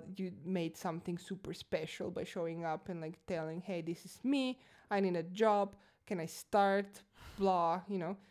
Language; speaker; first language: English; non-native, fluent; Croatian